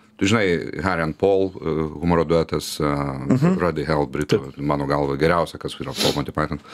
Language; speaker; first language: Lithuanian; native; Lithuanian